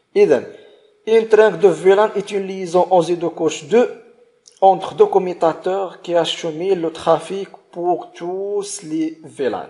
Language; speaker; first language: French; non-native, local second language; Arabic